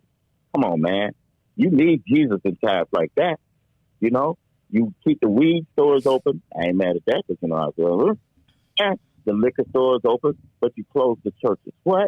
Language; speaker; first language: English; native; English